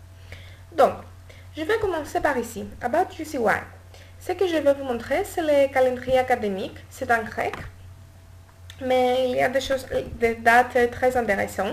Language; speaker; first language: French; non-native, learner; Greek